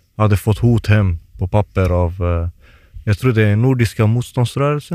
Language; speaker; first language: Swedish; early bilingual, other home language; Turoyo